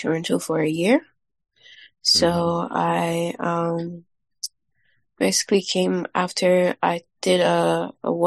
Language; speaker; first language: English; non-native, local second language; Yoruba